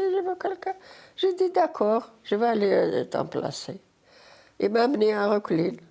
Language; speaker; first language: French; non-native, learner; Arabic